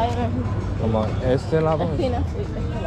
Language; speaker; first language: Spanish; non-native, learner; Korean